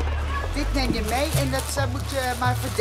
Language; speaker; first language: Dutch; native; Dutch